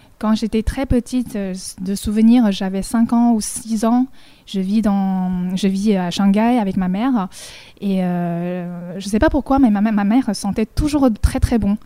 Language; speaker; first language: French; non-native, fluent; Chinese